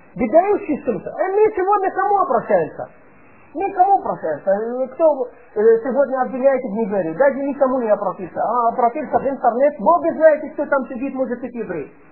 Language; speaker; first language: Russian; non-native, fluent; Arabic